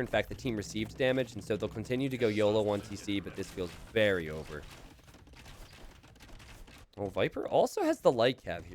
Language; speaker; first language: English; native; English